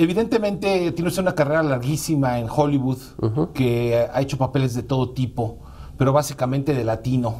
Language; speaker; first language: Spanish; native; Spanish